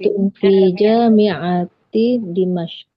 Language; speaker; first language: Arabic; non-native, learner; Indonesian